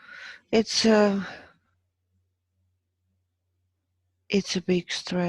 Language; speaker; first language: English; non-native, fluent; German